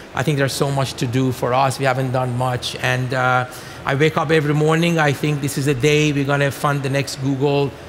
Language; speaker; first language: English; non-native, fluent; Persian